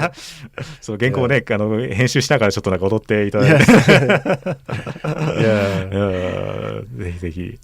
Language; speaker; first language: Japanese; native; Japanese